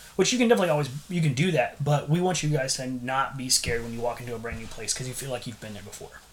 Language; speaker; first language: English; native; English